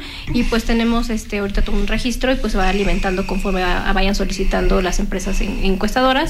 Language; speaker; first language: Spanish; native; Spanish